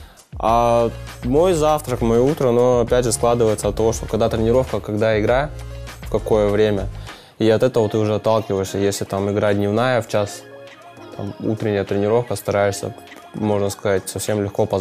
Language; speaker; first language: Russian; native; Russian